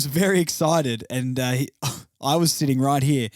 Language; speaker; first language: English; native; English